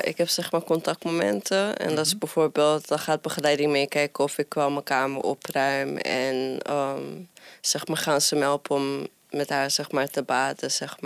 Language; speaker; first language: Dutch; non-native, fluent; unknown